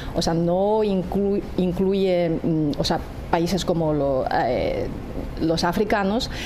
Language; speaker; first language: Spanish; non-native, fluent; Chinese